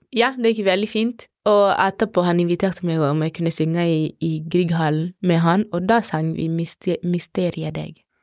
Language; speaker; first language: Norwegian; non-native, fluent; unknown